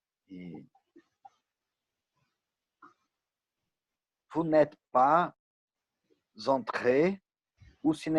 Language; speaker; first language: French; non-native, learner; Portuguese